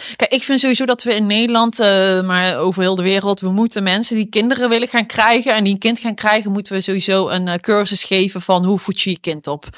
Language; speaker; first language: Dutch; native; Dutch